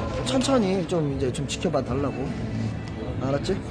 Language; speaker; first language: Korean; native; Korean